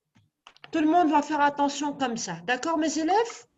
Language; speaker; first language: French; non-native, local second language; Arabic